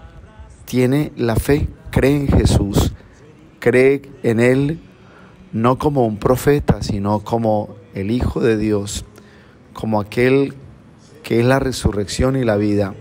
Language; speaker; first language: Spanish; native; Spanish